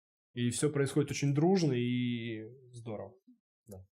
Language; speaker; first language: Russian; native; Russian